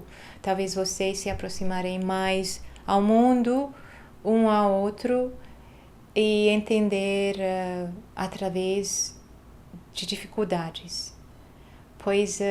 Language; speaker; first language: Portuguese; non-native, fluent; Hungarian